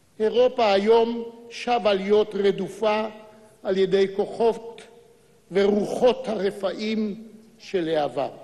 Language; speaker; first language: Hebrew; native; Hebrew